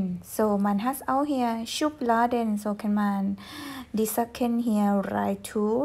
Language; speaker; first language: German; non-native, fluent; Thai